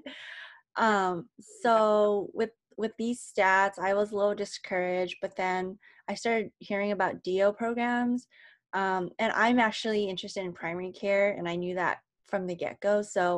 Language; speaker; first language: English; native; English